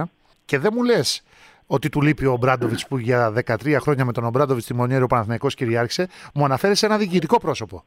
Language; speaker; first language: Greek; native; Greek